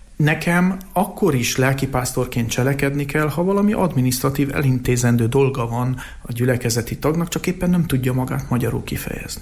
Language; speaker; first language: Hungarian; native; Hungarian